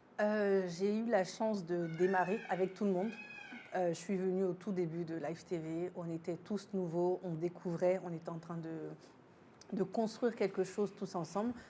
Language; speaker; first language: French; native; French